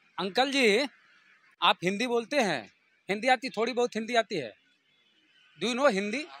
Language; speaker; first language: Hindi; native; Hindi